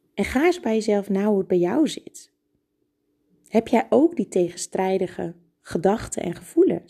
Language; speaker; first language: Dutch; native; Dutch